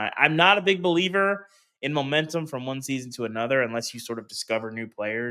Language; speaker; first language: English; native; English